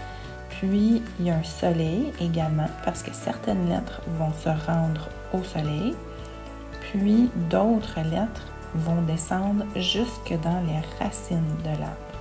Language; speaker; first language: French; native; French